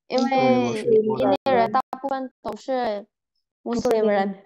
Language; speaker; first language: Chinese; non-native, learner; Indonesian